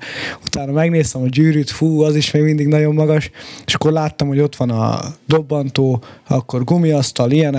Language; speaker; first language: Hungarian; native; Hungarian